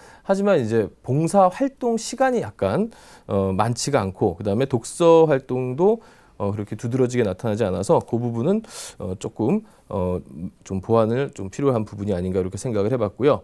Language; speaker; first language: Korean; native; Korean